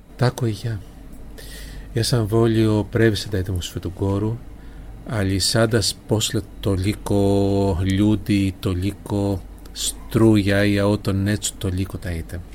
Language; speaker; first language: Serbian; non-native, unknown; Greek